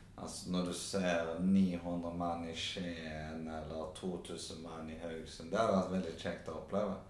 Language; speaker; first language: Norwegian; native; Norwegian